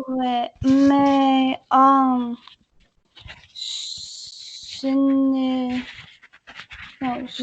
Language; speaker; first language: French; non-native, learner; English